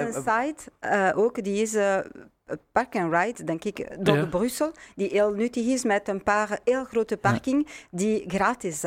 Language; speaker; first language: Dutch; non-native, learner; French